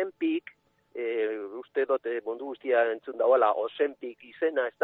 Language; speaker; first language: Basque; native; Basque